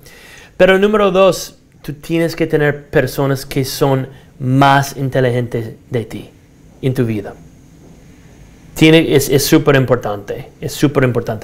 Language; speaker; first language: Spanish; non-native, fluent; English